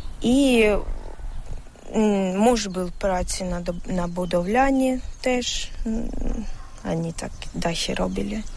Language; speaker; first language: Ukrainian; non-native, local second language; Russian